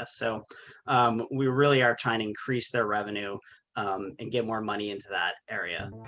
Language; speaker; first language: English; native; English